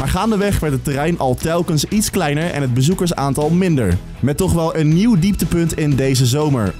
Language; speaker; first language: Dutch; native; Dutch